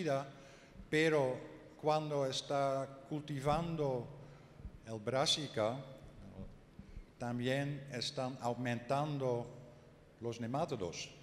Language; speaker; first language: Spanish; non-native, learner; Dutch